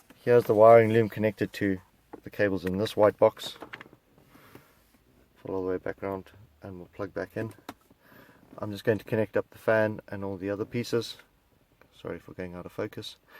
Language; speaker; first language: English; native; English